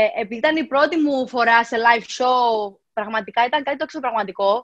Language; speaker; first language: Greek; native; Greek